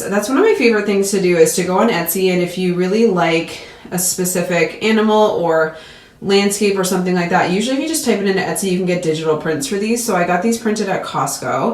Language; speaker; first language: English; native; English